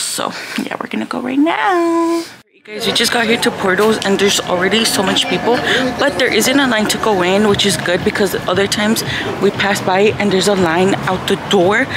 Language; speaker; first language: English; early bilingual, other home language; Spanish